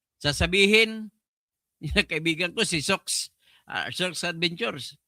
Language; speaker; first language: Filipino; non-native, local second language; Cebuano